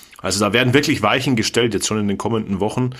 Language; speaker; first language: German; native; German